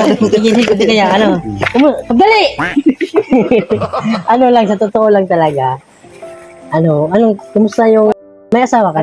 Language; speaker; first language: Filipino; non-native, local second language; Cebuano